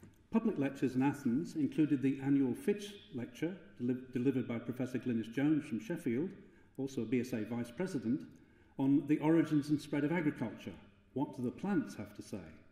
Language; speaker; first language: English; native; English